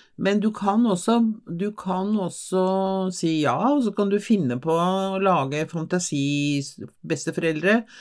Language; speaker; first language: Norwegian; non-native, fluent; Spanish